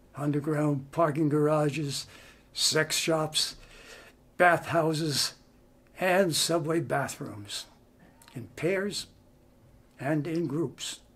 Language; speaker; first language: English; native; English